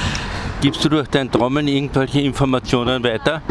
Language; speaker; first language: German; native; German